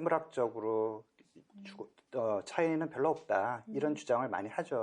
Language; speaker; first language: Korean; native; Korean